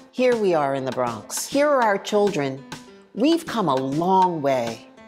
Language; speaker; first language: English; native; English